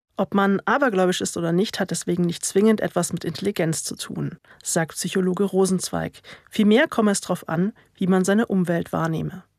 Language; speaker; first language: German; native; German